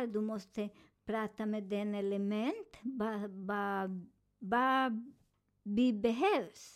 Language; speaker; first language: Swedish; non-native, learner; Spanish